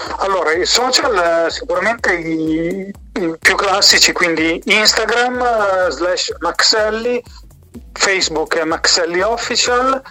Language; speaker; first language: Italian; native; Italian